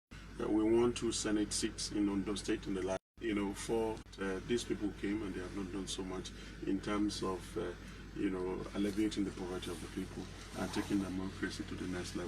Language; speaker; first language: English; non-native, local second language; Yoruba